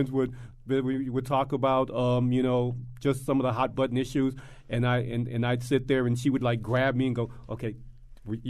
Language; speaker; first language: English; native; English